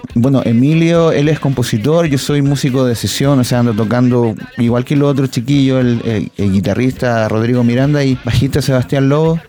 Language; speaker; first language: Spanish; native; Spanish